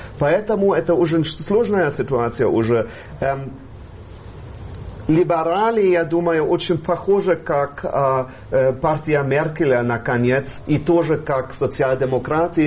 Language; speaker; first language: Russian; non-native, fluent; German